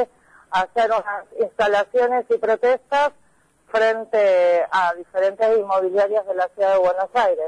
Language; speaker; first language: Spanish; native; Spanish